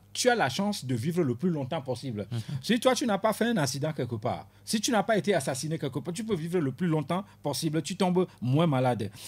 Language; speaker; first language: French; non-native, local second language; Ewe